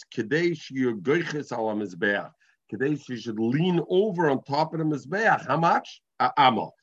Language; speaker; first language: English; native; English